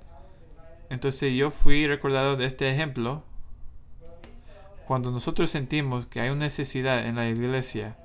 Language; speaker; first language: Spanish; non-native, fluent; English